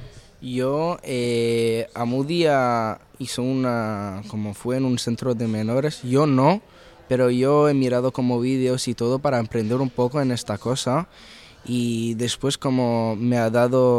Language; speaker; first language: Spanish; early bilingual, heritage; Arabic